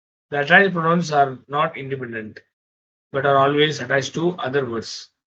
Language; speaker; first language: English; non-native, local second language; Tamil